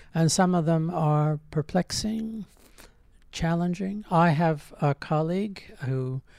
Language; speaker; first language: English; native; English